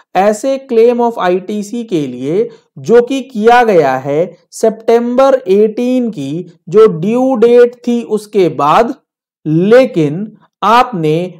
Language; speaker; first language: Hindi; native; Hindi